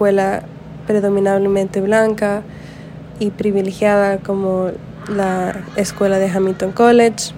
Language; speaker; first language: Spanish; early bilingual, heritage; Spanish